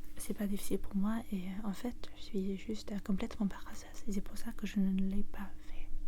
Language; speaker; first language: French; non-native, learner; English